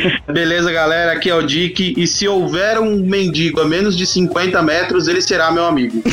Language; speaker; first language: Portuguese; native; Portuguese